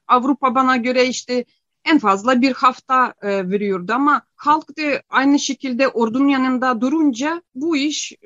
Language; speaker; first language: Turkish; non-native, fluent; Ukrainian